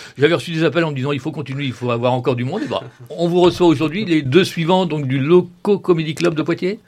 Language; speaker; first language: French; native; French